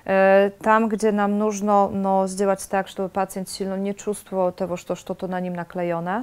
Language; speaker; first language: Russian; non-native, fluent; Polish